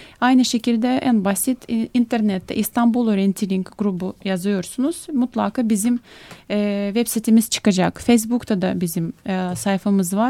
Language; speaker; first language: Turkish; non-native, fluent; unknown